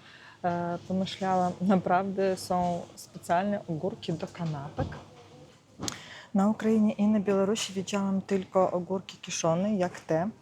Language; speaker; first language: Polish; non-native, learner; Ukrainian